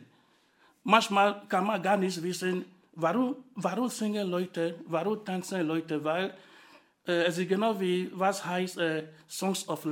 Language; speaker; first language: German; non-native, fluent; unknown